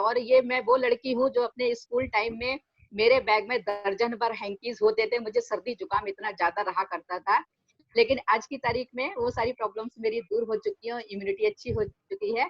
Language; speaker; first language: Hindi; native; Hindi